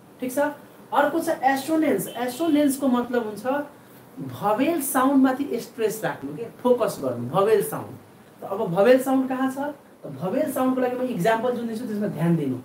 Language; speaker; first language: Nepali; native; Nepali